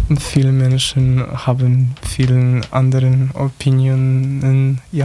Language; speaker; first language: German; non-native, learner; Polish